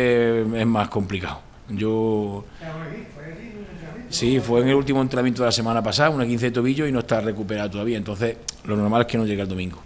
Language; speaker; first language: Spanish; native; Spanish